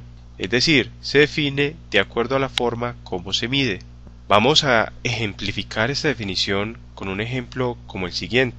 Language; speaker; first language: Spanish; native; Spanish